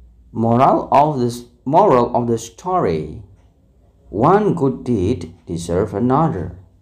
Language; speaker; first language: English; non-native, fluent; Indonesian